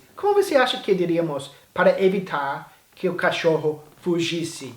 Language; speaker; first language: Portuguese; non-native, fluent; English